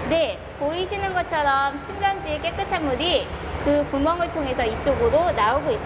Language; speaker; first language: Korean; native; Korean